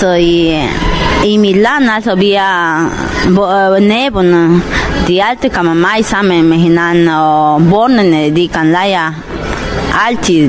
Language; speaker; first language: Danish; non-native, learner; Spanish